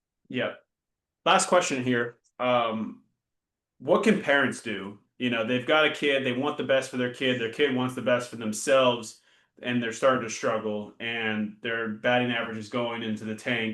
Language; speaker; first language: English; native; English